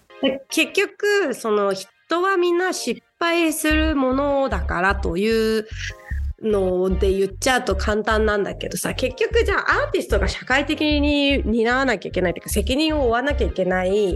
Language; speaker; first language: Japanese; native; Japanese